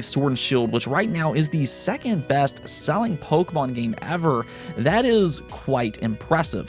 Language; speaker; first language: English; native; English